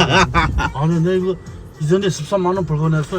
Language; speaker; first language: Korean; non-native, learner; Chinese